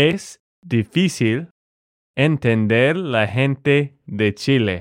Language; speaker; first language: Spanish; non-native, fluent; English